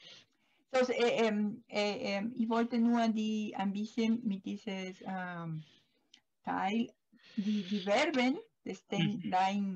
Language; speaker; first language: German; non-native, learner; Spanish